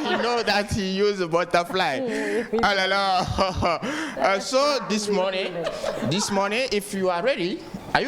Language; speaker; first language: English; non-native, learner; French